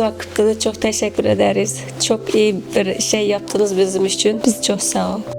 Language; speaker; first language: Turkish; non-native, learner; Uyghur